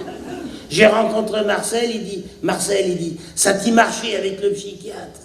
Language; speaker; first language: French; native; French